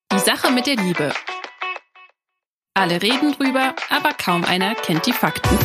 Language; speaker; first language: German; native; German